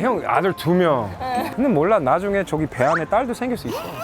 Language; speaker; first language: Korean; non-native, fluent; English